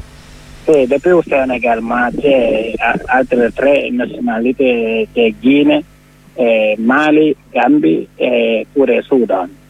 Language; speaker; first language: Italian; non-native, learner; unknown